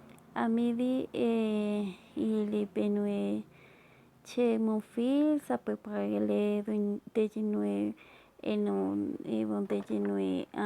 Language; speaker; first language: French; non-native, learner; Spanish